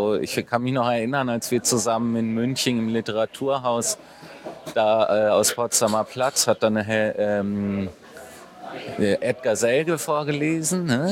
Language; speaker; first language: German; native; German